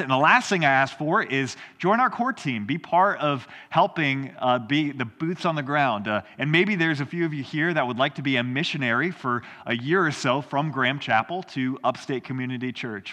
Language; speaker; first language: English; native; English